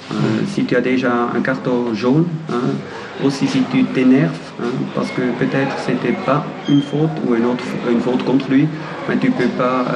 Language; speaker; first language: French; non-native, fluent; German